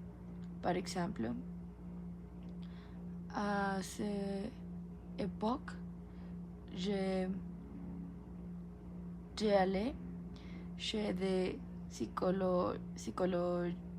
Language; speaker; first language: French; non-native, learner; Spanish